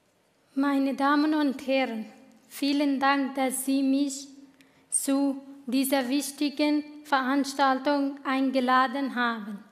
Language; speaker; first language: German; non-native, fluent; Kurdish